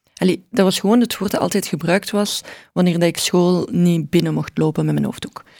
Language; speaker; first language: Dutch; early bilingual, other home language; Arabic